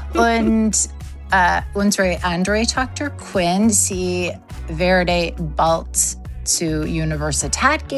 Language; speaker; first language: German; non-native, learner; English